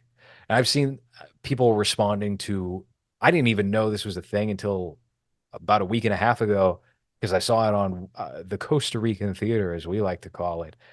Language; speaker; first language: English; native; English